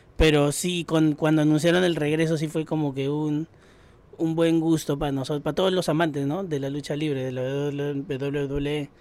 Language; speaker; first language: Spanish; native; Spanish